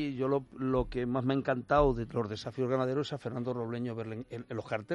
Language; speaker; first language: Spanish; native; Spanish